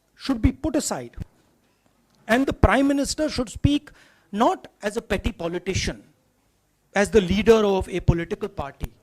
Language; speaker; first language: English; non-native, local second language; Hindi